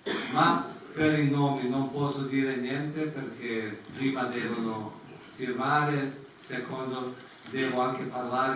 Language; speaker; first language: Italian; non-native, fluent; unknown